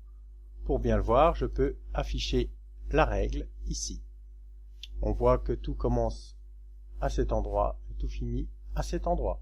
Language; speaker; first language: French; native; French